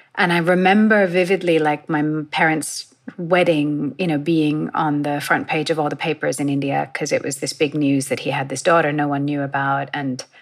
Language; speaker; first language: English; native; English